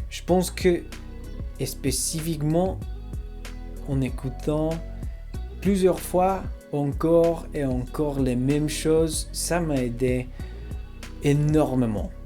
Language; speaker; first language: French; non-native, learner; English